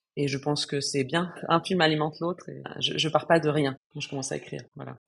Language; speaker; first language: French; non-native, fluent; Spanish